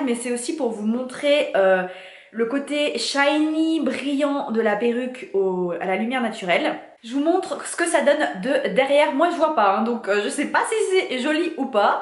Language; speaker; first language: French; native; French